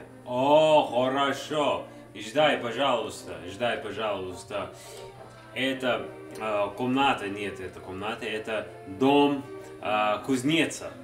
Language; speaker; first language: Russian; non-native, learner; English